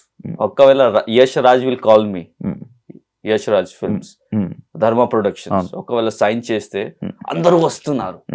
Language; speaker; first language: Telugu; non-native, learner; Hindi